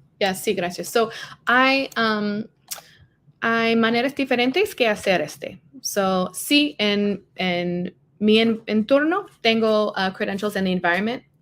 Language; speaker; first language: Spanish; non-native, learner; English